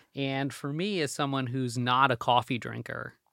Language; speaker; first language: English; early bilingual, other home language; Hindi